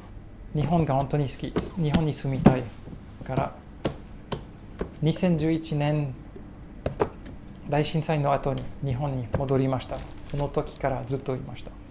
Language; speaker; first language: Japanese; non-native, learner; French